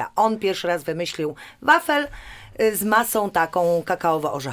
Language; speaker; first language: Polish; native; Polish